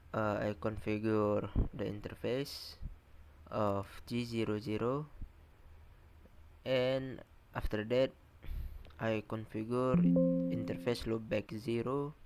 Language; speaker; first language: English; non-native, learner; Indonesian